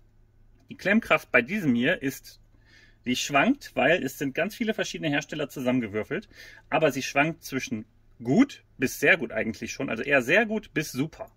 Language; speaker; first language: German; native; German